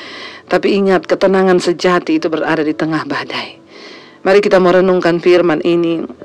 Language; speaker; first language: Indonesian; native; Indonesian